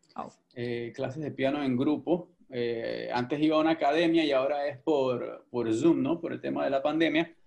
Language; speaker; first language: Spanish; native; Spanish